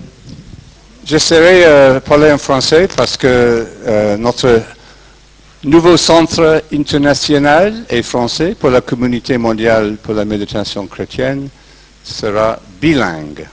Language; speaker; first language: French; non-native, fluent; English